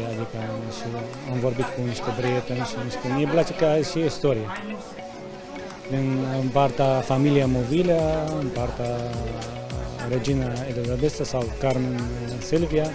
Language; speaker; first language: Romanian; non-native, fluent; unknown